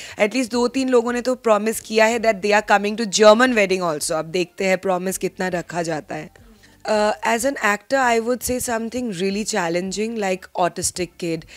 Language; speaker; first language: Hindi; non-native, local second language; Bangla